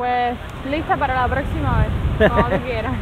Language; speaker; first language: Spanish; native; Spanish